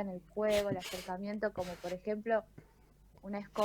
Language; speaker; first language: Spanish; native; Spanish